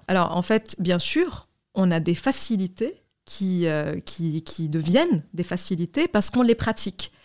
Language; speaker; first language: French; non-native, local second language; Arabic